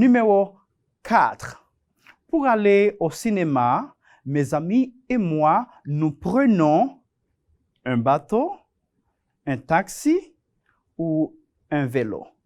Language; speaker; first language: French; non-native, fluent; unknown